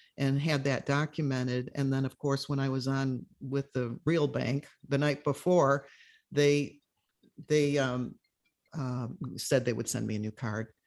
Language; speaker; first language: English; native; English